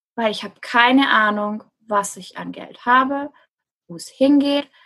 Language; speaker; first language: German; native; German